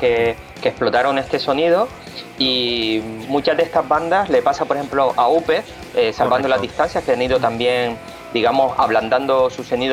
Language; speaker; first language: Spanish; native; Spanish